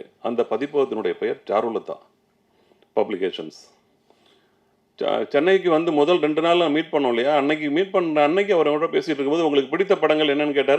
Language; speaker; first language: Tamil; native; Tamil